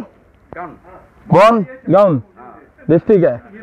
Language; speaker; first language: Hindi; non-native, local second language; Punjabi